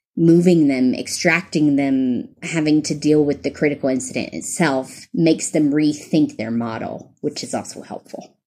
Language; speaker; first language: English; native; English